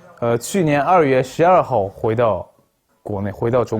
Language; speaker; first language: Chinese; non-native, fluent; Japanese